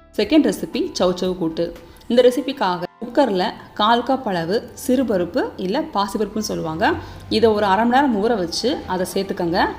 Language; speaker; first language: Tamil; native; Tamil